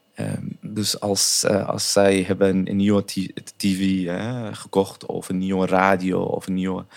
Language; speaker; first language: Dutch; non-native, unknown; Arabic